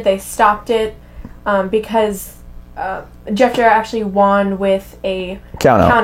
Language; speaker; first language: English; native; English